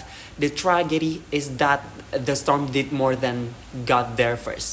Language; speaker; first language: English; non-native, learner; Indonesian